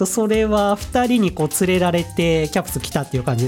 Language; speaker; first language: Japanese; native; Japanese